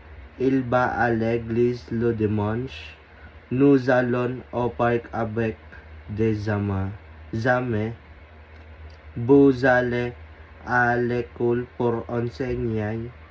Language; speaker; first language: French; non-native, learner; Filipino